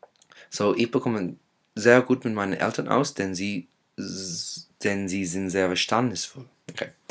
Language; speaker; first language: German; non-native, fluent; English